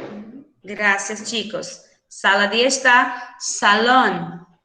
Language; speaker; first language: Spanish; non-native, fluent; Portuguese